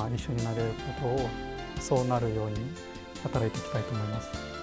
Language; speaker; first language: Japanese; non-native, fluent; Portuguese